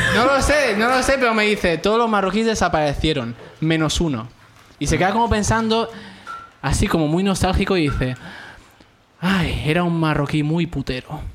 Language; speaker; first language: Spanish; early bilingual, other home language; Arabic